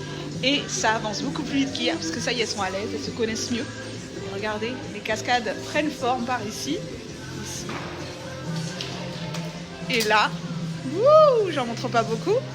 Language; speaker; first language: French; native; French